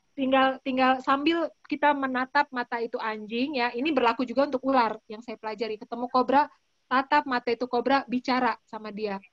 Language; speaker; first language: Indonesian; native; Indonesian